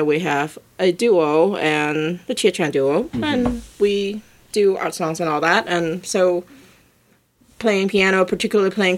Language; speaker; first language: English; non-native, local second language; Cantonese